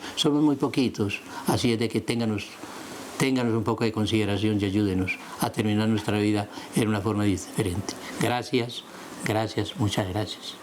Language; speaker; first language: Spanish; native; Spanish